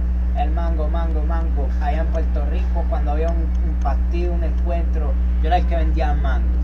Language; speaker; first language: Spanish; native; Spanish